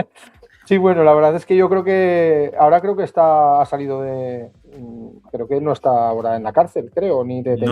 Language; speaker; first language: Spanish; native; Spanish